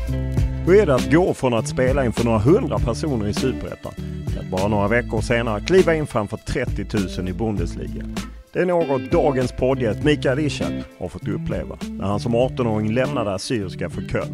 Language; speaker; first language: Swedish; native; Swedish